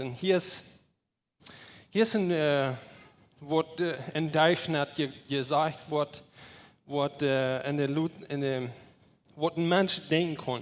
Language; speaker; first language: German; non-native, learner; Plautdietsch